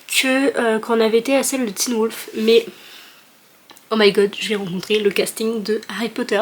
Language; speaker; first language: French; native; French